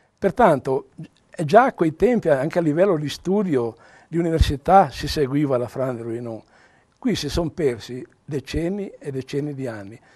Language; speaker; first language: Italian; native; Italian